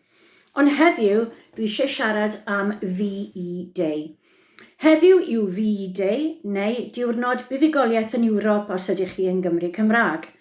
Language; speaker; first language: Welsh; native; Welsh